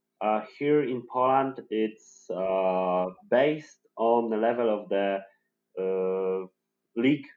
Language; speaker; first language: English; non-native, fluent; Polish